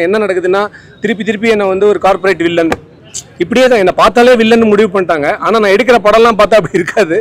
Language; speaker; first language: Tamil; native; Tamil